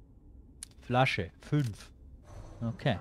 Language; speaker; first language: German; native; German